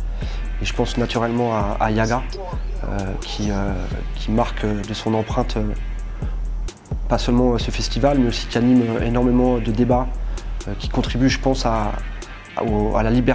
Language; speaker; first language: French; native; French